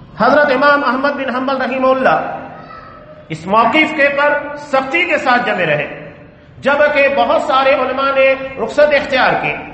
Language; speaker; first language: Urdu; native; Urdu